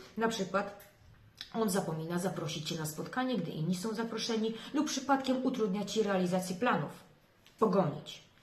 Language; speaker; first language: Polish; native; Polish